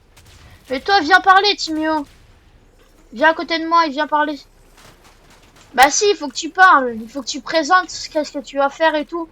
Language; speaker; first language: French; native; French